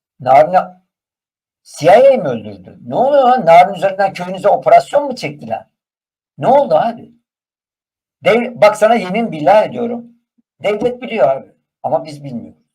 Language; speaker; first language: Turkish; native; Turkish